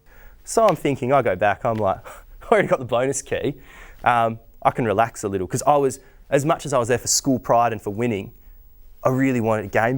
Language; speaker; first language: English; native; English